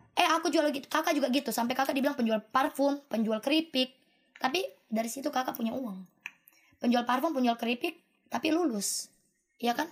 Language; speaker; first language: Indonesian; native; Indonesian